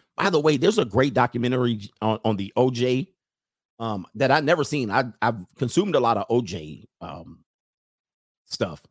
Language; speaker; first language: English; native; English